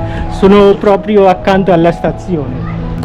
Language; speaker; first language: Italian; non-native, fluent; Bangla